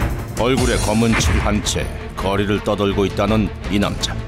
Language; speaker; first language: Korean; native; Korean